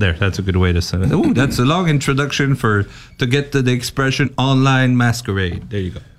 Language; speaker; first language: English; non-native, fluent; French